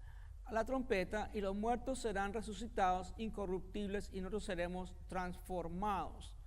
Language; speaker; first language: Spanish; native; Spanish